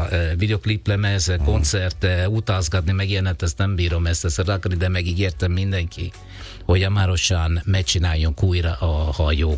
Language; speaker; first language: Hungarian; non-native, fluent; Italian